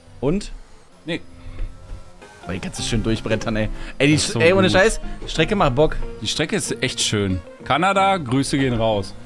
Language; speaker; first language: German; native; German